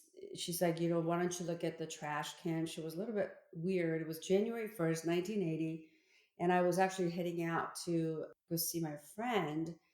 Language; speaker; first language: English; early bilingual, other home language; Korean